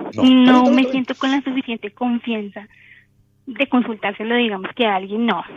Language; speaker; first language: Spanish; native; Spanish